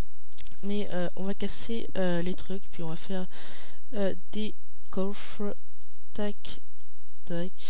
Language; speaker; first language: French; native; French